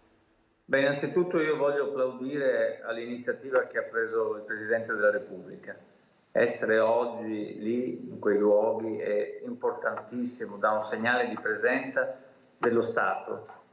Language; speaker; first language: Italian; native; Italian